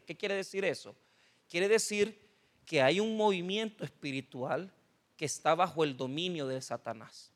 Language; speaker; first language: Spanish; native; Spanish